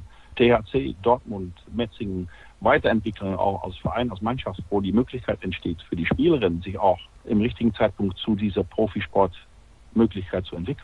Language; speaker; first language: German; native; German